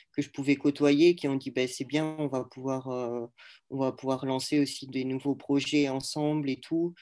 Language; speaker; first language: French; native; French